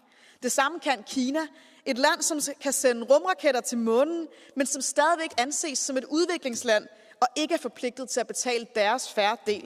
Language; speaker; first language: Danish; native; Danish